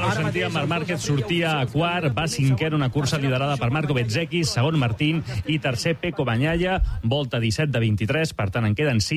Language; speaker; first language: Catalan; native; Catalan